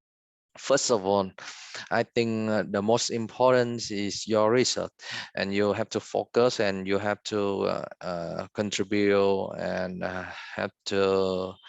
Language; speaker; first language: English; non-native, fluent; Vietnamese